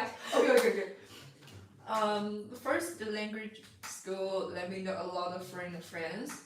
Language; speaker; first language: English; non-native, fluent; Chinese